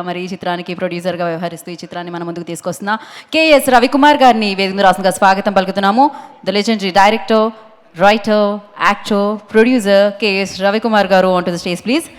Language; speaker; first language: Telugu; native; Telugu